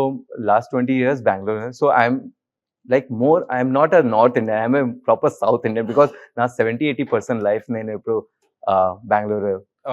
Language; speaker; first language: Telugu; non-native, learner; Hindi